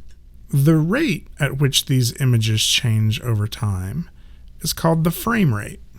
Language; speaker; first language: English; native; English